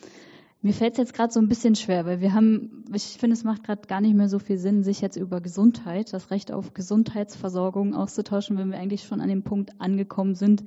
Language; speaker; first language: German; native; German